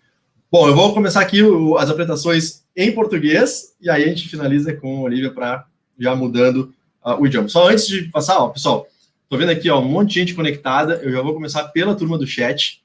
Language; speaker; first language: Portuguese; native; Portuguese